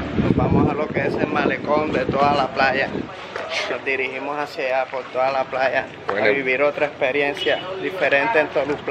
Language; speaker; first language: Spanish; native; Spanish